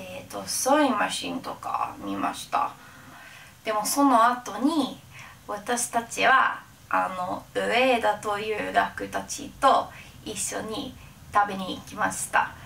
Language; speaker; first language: Japanese; non-native, learner; English